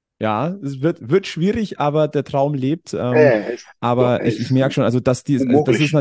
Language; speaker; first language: German; native; German